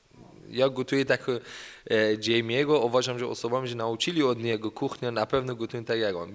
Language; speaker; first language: Polish; non-native, learner; Persian